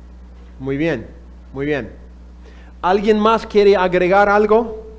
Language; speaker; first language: Spanish; non-native, fluent; English